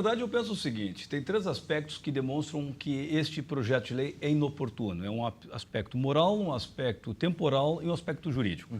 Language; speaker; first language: Portuguese; native; Portuguese